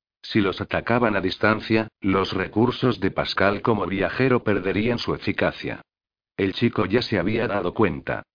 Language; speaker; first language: Spanish; native; Spanish